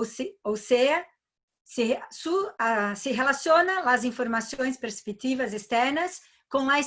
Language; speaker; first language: Spanish; non-native, learner; Portuguese